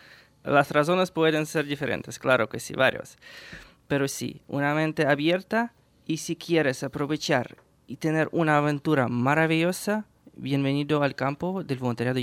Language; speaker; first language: Spanish; non-native, fluent; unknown